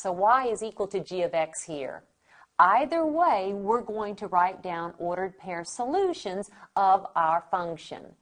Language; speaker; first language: English; native; English